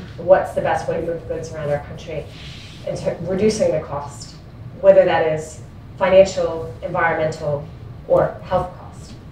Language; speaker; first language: English; native; English